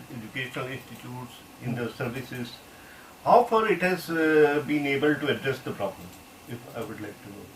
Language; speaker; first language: English; non-native, local second language; Hindi